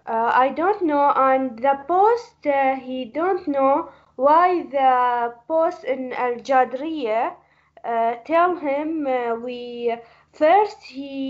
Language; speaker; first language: English; non-native, learner; Arabic